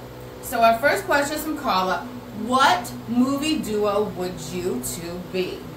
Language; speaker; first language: English; native; English